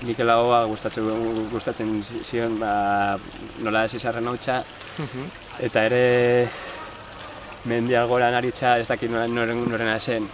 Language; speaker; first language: Basque; non-native, local second language; Spanish